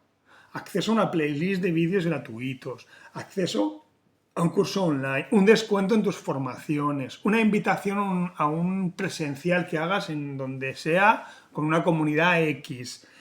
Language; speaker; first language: Spanish; native; Spanish